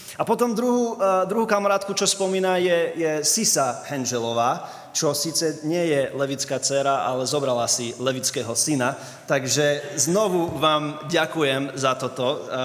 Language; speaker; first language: Slovak; early bilingual, other home language; English